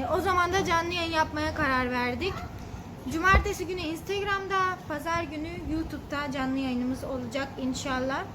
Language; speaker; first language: Turkish; native; Turkish